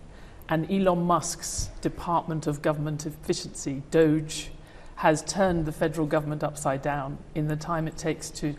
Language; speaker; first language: English; native; English